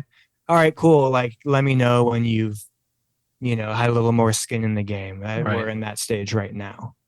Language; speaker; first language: English; native; English